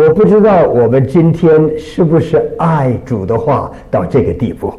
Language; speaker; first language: Chinese; early bilingual, other home language; English